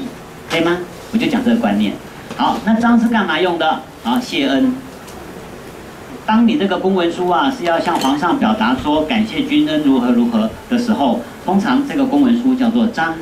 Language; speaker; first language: Chinese; native; Chinese